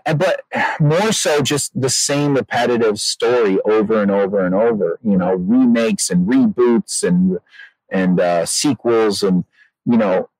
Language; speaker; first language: English; native; English